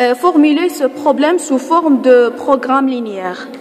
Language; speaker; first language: French; non-native, local second language; Arabic